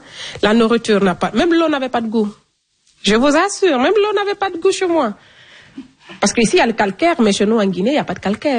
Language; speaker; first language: French; non-native, local second language; Fula